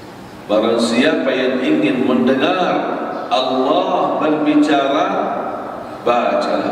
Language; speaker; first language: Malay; non-native, fluent; Arabic